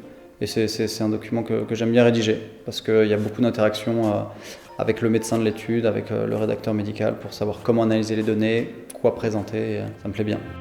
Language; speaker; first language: French; native; French